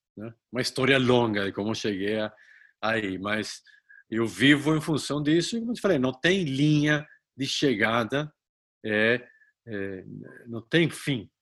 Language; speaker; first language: Portuguese; non-native, fluent; Spanish